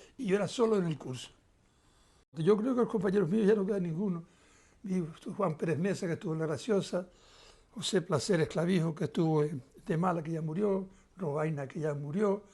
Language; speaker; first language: Spanish; native; Spanish